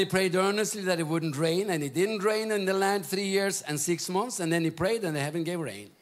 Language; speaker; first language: English; non-native, fluent; Norwegian